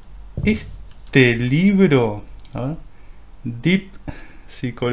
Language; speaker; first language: Spanish; native; Spanish